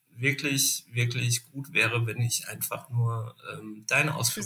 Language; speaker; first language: German; native; German